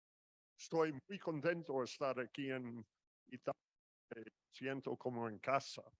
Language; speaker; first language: Spanish; non-native, fluent; English